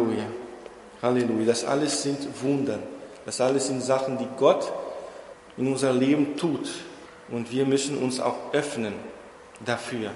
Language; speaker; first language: German; non-native, fluent; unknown